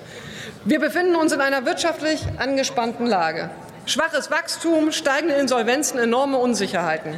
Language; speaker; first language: German; native; German